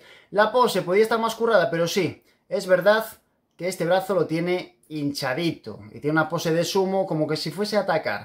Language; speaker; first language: Spanish; native; Spanish